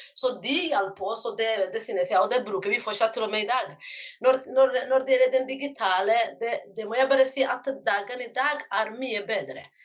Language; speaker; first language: Norwegian; non-native, fluent; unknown